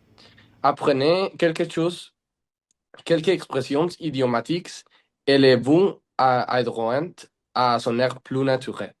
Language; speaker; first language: French; non-native, learner; Spanish